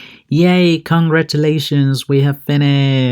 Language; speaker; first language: English; non-native, fluent; Spanish